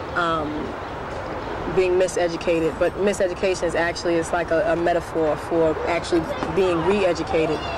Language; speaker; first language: English; native; English